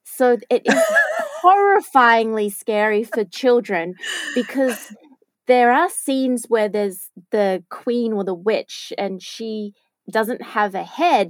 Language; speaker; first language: English; native; English